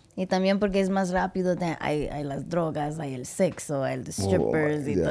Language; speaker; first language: Spanish; early bilingual, heritage; English